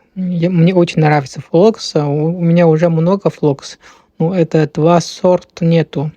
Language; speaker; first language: Russian; non-native, learner; Chinese